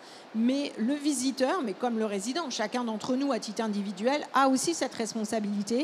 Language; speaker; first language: French; native; French